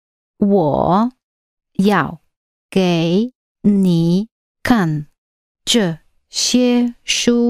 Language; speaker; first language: Chinese; non-native, learner; English